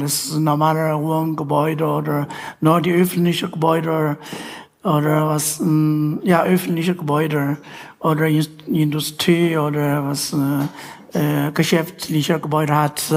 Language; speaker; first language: German; non-native, fluent; Chinese